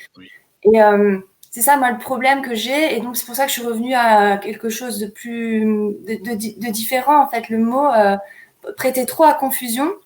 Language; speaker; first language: French; native; French